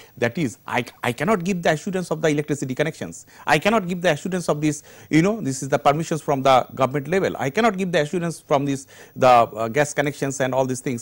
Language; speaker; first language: English; non-native, local second language; Bangla